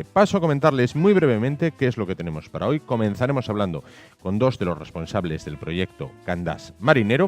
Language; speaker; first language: Spanish; native; Spanish